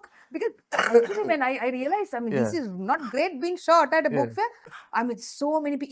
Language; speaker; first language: English; non-native, local second language; Sinhala